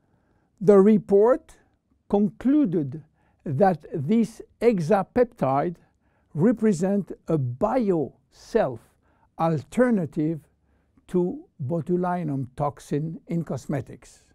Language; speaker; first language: English; non-native, fluent; French